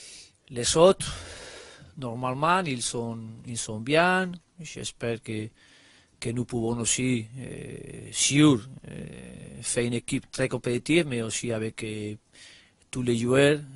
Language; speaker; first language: French; non-native, learner; Spanish